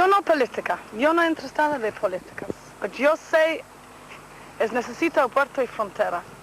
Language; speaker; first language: Spanish; non-native, learner; English